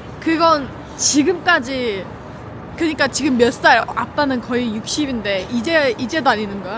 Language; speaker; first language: Korean; non-native, fluent; Turkish